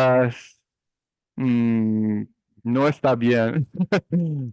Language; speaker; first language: Spanish; non-native, learner; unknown